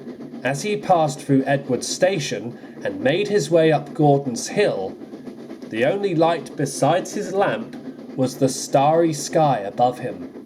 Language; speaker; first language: English; native; English